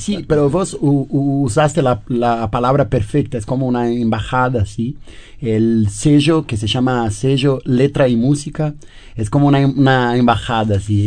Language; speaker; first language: Spanish; non-native, fluent; Portuguese